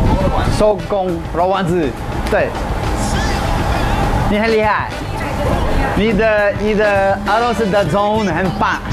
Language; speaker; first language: Chinese; non-native, learner; Russian